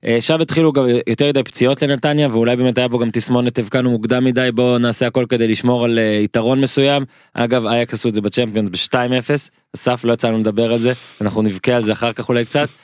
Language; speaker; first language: Hebrew; native; Hebrew